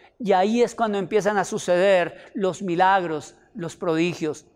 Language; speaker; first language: Spanish; native; Spanish